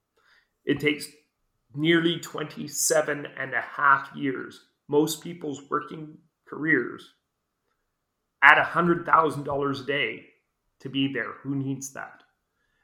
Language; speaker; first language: English; native; English